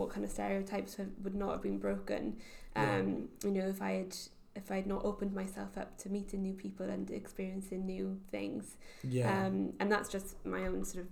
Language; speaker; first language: English; native; English